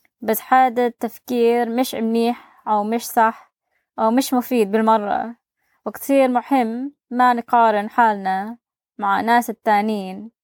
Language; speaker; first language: Arabic; non-native, learner; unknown